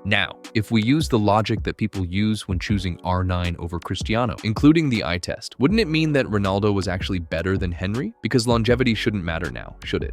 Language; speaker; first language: English; native; English